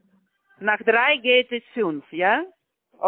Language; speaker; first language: German; non-native, learner; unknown